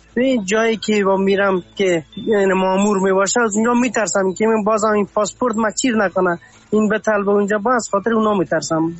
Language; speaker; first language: Persian; native; Persian